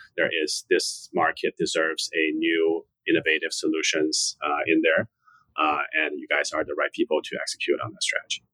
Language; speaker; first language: English; non-native, fluent; Chinese